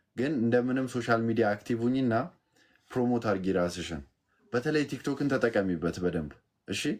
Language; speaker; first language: Amharic; native; Amharic